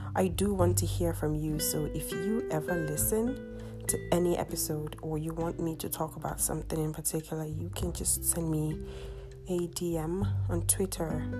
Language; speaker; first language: English; non-native, local second language; Yoruba